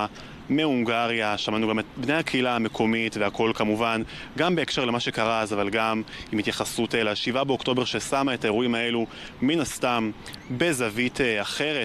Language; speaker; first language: Hebrew; native; Hebrew